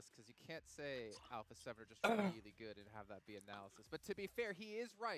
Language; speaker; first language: English; native; English